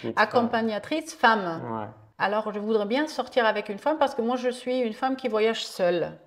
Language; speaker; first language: French; non-native, fluent; German